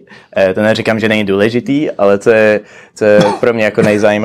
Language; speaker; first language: Czech; early bilingual, heritage; Czech